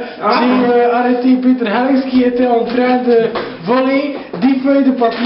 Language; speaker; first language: French; non-native, learner; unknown